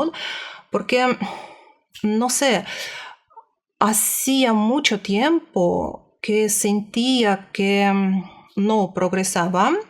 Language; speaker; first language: Spanish; non-native, learner; Russian